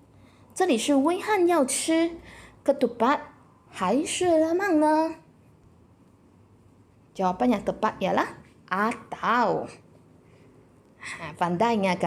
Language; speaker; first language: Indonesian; non-native, local second language; Chinese